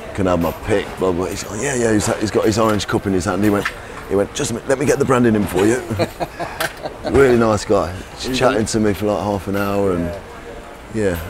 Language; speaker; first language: English; native; English